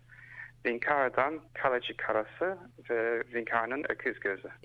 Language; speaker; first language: Turkish; early bilingual, heritage; Turkish